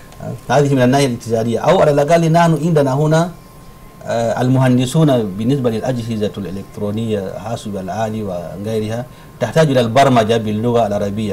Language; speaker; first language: Arabic; non-native, fluent; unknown